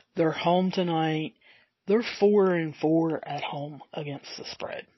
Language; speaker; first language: English; native; English